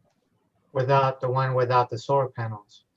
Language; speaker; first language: English; native; English